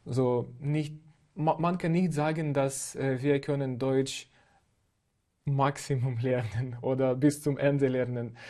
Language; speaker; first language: German; non-native, fluent; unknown